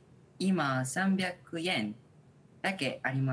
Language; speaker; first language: Japanese; non-native, learner; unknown